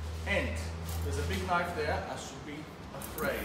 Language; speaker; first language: English; early bilingual, other home language; Greek